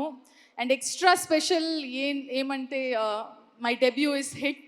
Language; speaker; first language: Telugu; non-native, learner; Kannada